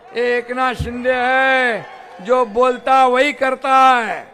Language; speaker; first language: Hindi; non-native, local second language; Marathi